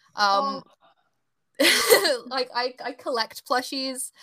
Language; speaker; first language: English; native; English